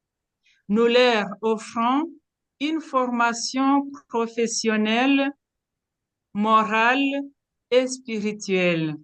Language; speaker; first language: French; non-native, local second language; Kinyarwanda